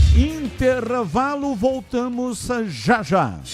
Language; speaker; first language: Portuguese; native; Portuguese